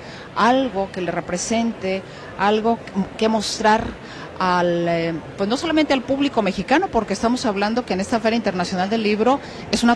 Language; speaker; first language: Spanish; native; Spanish